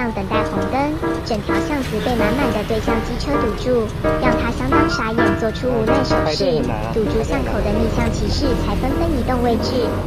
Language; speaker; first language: Chinese; native; Chinese